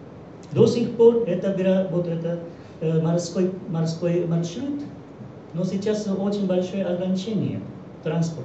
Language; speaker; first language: Russian; non-native, fluent; Japanese